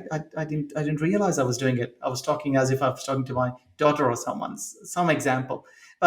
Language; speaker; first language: English; non-native, local second language; Telugu